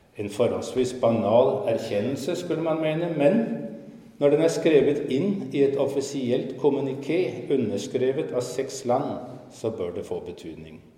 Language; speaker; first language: Norwegian; native; Norwegian